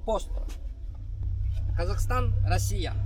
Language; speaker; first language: Russian; non-native, local second language; Kazakh